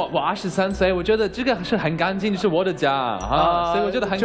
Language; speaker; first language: Chinese; non-native, learner; German